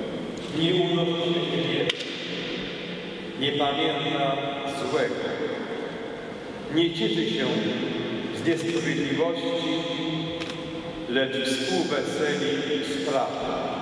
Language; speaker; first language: Polish; native; Polish